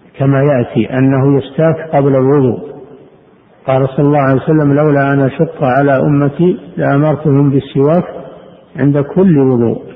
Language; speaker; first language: Arabic; native; Arabic